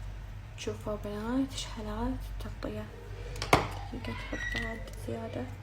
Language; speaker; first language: Arabic; native; Arabic